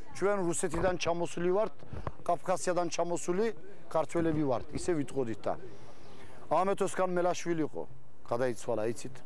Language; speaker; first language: Georgian; early bilingual, heritage; Turkish